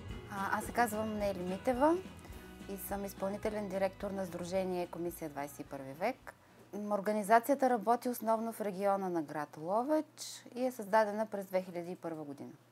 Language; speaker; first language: Bulgarian; native; Bulgarian